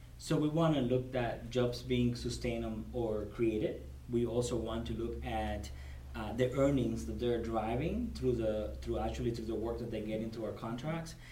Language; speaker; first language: English; non-native, fluent; Spanish